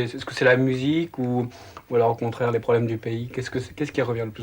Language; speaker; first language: French; native; French